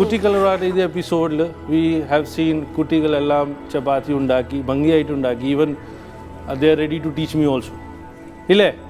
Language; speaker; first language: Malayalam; non-native, fluent; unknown